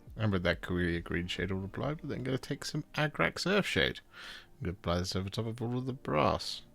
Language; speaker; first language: English; native; English